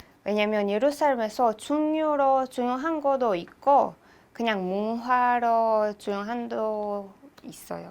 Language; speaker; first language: Korean; non-native, learner; Hebrew